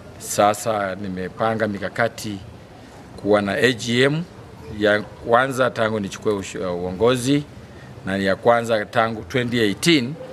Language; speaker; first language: Swahili; non-native, local second language; Luyia